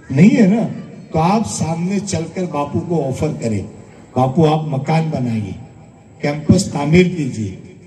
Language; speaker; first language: Hindi; non-native, local second language; Gujarati